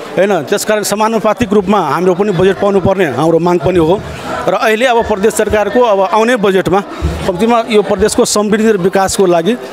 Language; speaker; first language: Nepali; non-native, local second language; Maithili